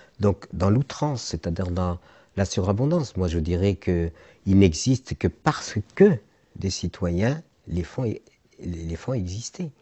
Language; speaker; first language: French; non-native, local second language; Arabic